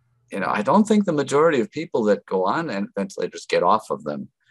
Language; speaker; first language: English; native; English